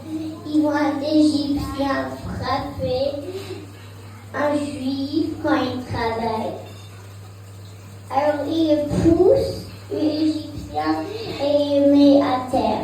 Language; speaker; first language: French; early bilingual, heritage; French